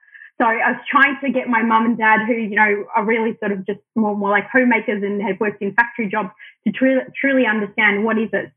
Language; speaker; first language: English; non-native, local second language; Arabic